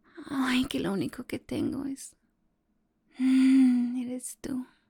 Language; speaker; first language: Spanish; early bilingual, heritage; Spanish